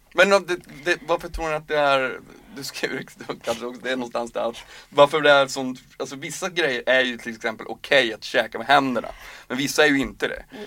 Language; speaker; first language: Swedish; native; Swedish